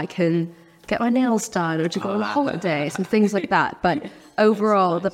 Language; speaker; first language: English; early bilingual, other home language; Chinese